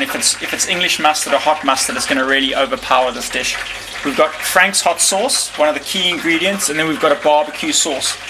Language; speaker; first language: English; native; English